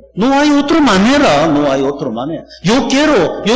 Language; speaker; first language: Spanish; non-native, learner; Korean